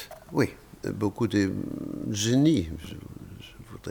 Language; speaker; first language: French; non-native, fluent; German